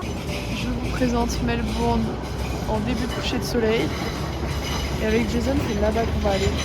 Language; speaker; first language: French; native; French